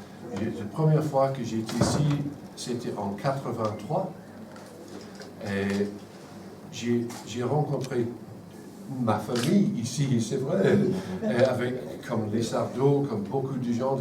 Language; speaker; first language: French; non-native, fluent; English